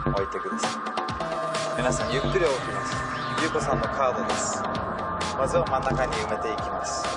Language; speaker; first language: Japanese; early bilingual, heritage; English